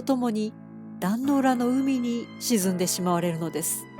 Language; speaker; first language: Japanese; native; Japanese